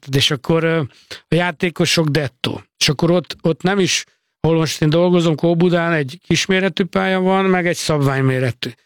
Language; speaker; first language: Hungarian; native; Hungarian